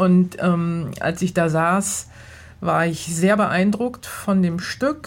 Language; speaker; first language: German; native; German